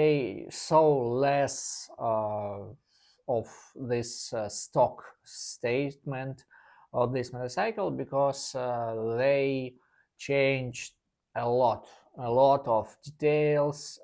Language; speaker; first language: English; non-native, learner; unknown